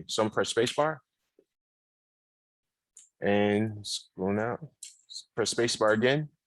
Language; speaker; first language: English; native; English